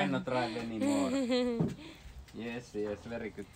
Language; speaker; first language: English; non-native, fluent; Finnish